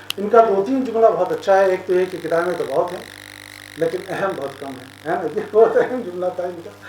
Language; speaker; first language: Urdu; native; Urdu